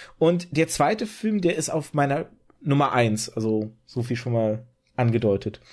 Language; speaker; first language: German; early bilingual, other home language; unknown